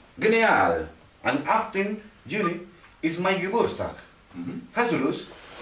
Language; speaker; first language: German; non-native, learner; Spanish